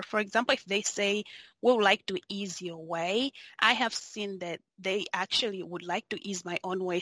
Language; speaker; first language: English; non-native, local second language; Nyanja